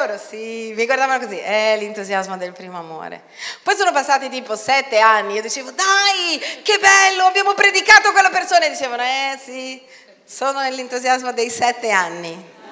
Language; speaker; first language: Italian; non-native, fluent; Portuguese